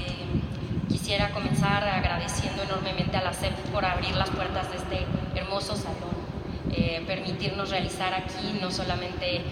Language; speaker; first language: Spanish; native; Spanish